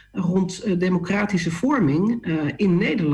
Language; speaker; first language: Dutch; native; Dutch